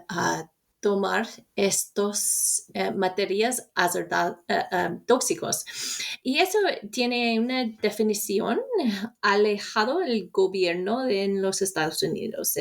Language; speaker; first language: Spanish; non-native, fluent; English